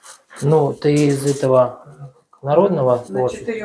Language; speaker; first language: Russian; native; Russian